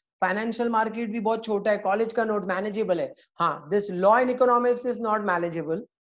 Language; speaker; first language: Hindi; native; Hindi